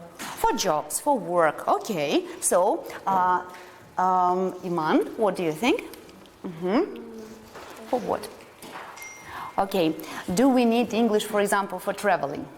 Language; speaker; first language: English; non-native, fluent; Russian